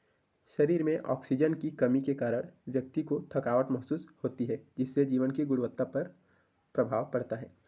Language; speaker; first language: Hindi; native; Hindi